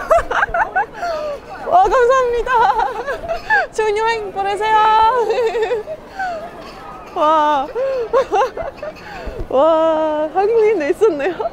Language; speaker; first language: Korean; non-native, fluent; Estonian